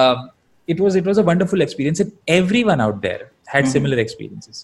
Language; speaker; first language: English; non-native, local second language; Malayalam